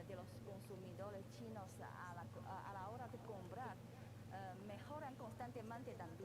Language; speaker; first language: Spanish; non-native, fluent; Chinese